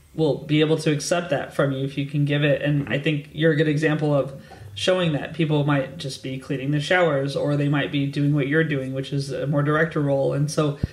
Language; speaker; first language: English; native; English